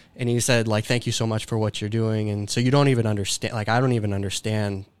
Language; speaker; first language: English; native; English